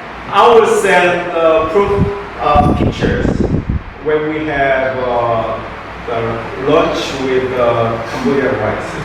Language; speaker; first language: English; non-native, fluent; Korean